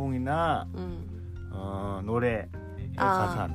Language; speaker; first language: Japanese; non-native, fluent; Korean